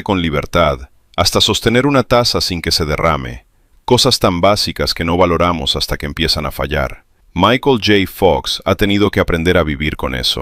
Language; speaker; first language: Spanish; native; Spanish